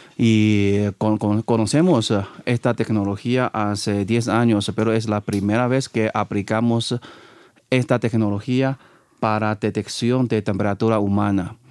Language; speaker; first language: Spanish; non-native, fluent; Chinese